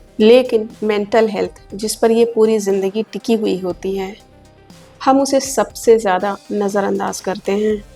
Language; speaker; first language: Hindi; native; Hindi